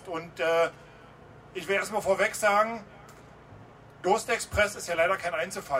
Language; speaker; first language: German; native; German